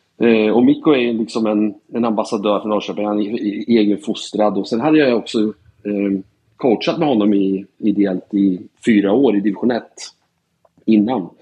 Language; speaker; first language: Swedish; native; Swedish